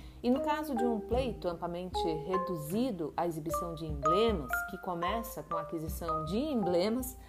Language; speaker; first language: Portuguese; native; Portuguese